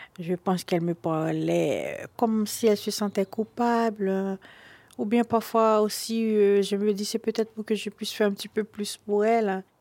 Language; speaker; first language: French; non-native, local second language; Haitian Creole